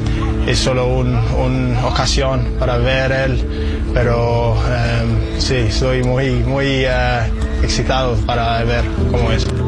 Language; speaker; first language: Spanish; non-native, learner; English